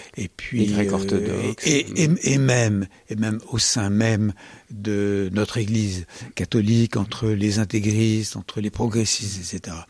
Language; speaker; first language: French; native; French